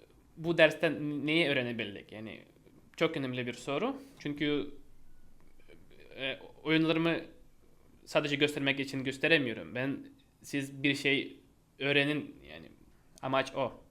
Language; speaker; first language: Turkish; non-native, fluent; Russian